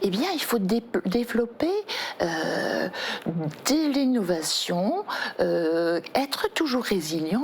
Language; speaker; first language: French; native; French